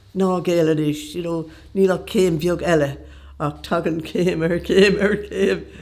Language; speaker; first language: Irish; non-native, local second language; English